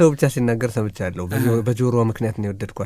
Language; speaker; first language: Amharic; native; Amharic